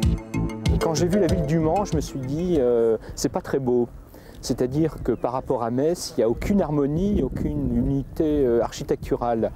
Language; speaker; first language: French; native; French